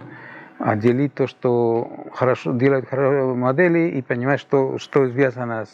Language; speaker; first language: Russian; non-native, fluent; Spanish